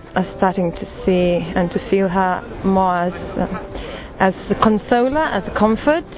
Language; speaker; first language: English; non-native, fluent; Lithuanian